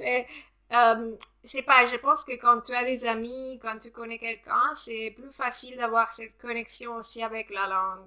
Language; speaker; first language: French; non-native, fluent; Italian